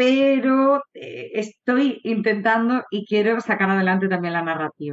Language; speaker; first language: Spanish; native; Spanish